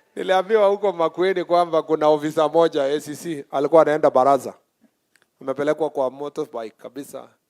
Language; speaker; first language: Swahili; non-native, local second language; Kalenjin